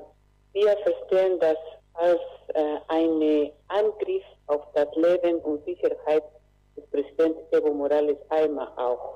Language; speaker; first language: German; non-native, learner; Spanish